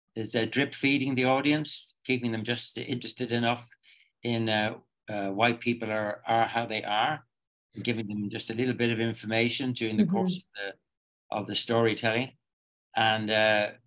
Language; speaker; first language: English; native; English